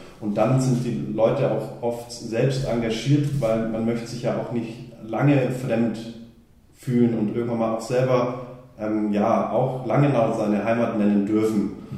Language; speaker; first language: German; native; German